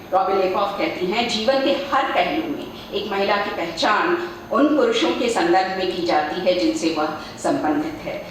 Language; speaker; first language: Hindi; native; Hindi